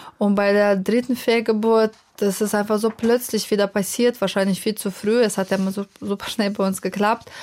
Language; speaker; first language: German; non-native, fluent; Russian